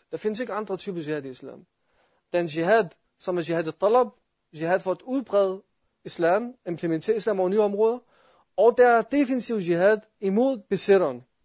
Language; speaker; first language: Danish; early bilingual, other home language; Arabic